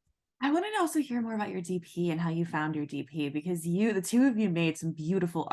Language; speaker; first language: English; native; English